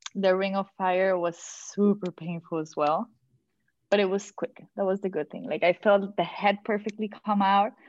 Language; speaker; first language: English; non-native, fluent; Spanish